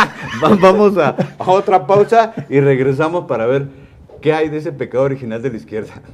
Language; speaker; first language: Spanish; native; Spanish